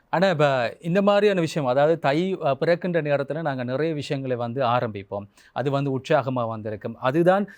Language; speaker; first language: Tamil; native; Tamil